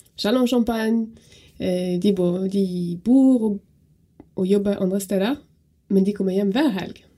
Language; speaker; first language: Norwegian; non-native, fluent; French